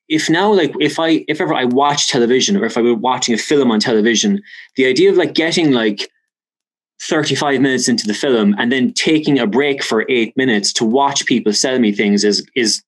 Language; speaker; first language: English; native; English